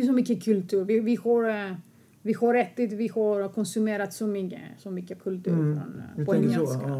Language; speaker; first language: Swedish; non-native, fluent; Greek